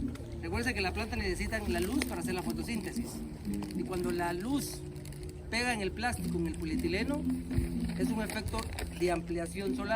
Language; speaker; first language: Spanish; native; Spanish